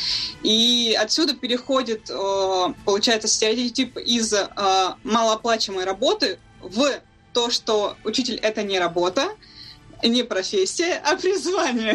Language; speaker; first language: Russian; native; Russian